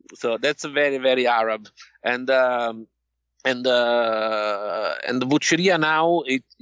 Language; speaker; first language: English; non-native, fluent; Italian